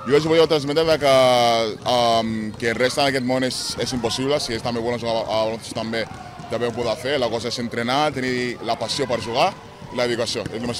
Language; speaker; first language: Catalan; non-native, fluent; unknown